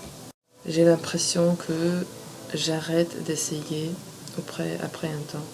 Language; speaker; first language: French; non-native, fluent; English